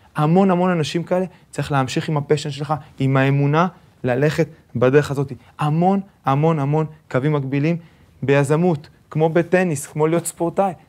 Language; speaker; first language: Hebrew; early bilingual, other home language; Spanish